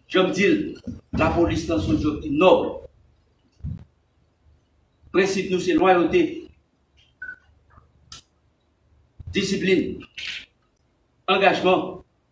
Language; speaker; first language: French; non-native, local second language; Haitian Creole